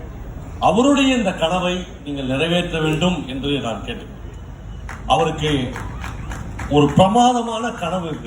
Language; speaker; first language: Tamil; native; Tamil